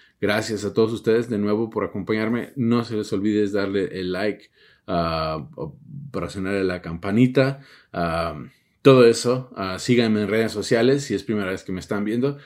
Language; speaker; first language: Spanish; early bilingual, heritage; Spanish